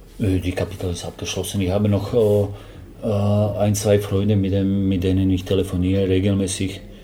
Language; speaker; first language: German; non-native, fluent; Slovak